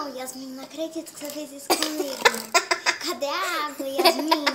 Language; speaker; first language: Portuguese; native; Portuguese